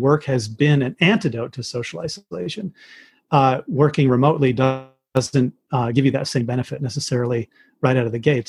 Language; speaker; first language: English; native; English